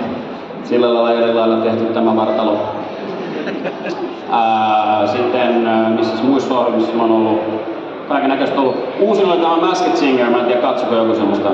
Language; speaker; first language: Finnish; native; Finnish